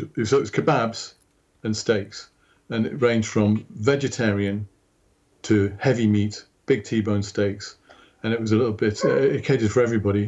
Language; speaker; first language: English; native; English